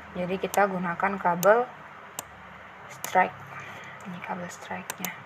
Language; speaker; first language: Indonesian; native; Indonesian